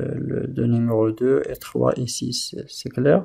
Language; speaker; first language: French; non-native, local second language; Arabic